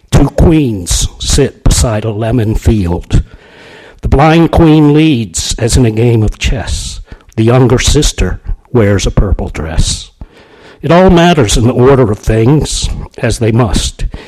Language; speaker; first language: English; native; English